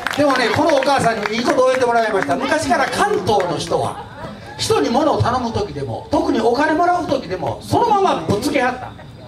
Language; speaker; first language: Japanese; native; Japanese